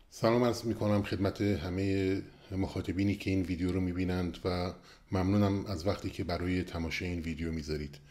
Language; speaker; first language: Persian; non-native, local second language; Kurdish